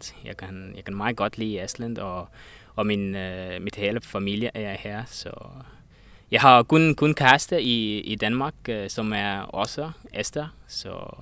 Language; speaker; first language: Danish; non-native, learner; Estonian